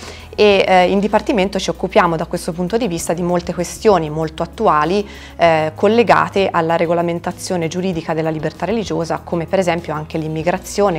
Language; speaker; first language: Italian; native; Italian